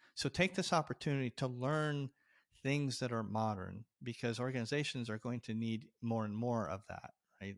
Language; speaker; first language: English; native; English